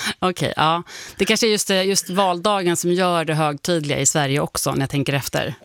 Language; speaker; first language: Swedish; native; Swedish